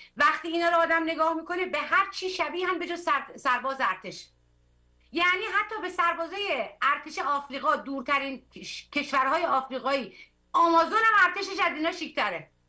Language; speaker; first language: Persian; early bilingual, heritage; Persian